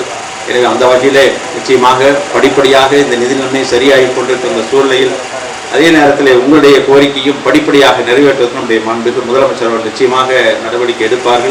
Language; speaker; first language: Tamil; native; Tamil